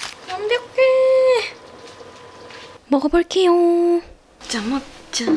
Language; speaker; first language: Korean; native; Korean